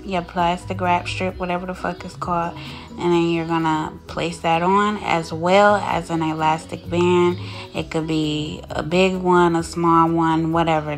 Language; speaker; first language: English; native; English